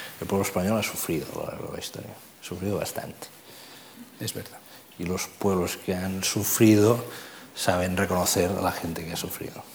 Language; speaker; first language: Spanish; non-native, local second language; Catalan